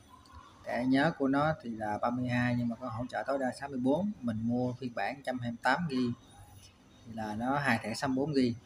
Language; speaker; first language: Vietnamese; native; Vietnamese